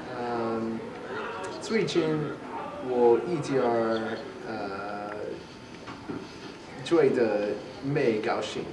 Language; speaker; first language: Chinese; non-native, learner; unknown